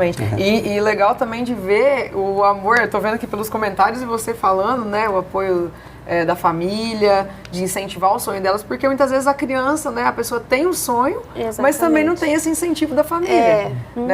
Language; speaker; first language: Portuguese; native; Portuguese